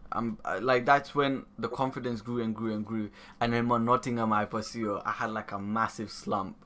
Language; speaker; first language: English; early bilingual, other home language; Nepali